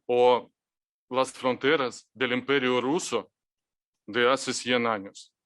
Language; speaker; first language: Spanish; non-native, fluent; Ukrainian